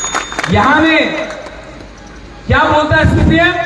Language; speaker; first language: Hindi; non-native, local second language; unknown